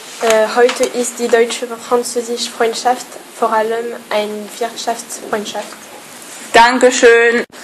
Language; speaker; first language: German; non-native, learner; French